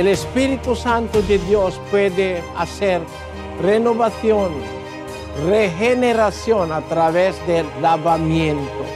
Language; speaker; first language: Spanish; non-native, learner; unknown